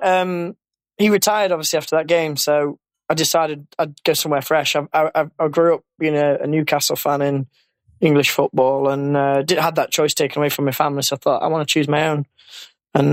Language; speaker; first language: English; native; English